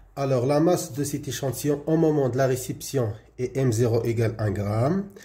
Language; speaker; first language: French; non-native, local second language; Arabic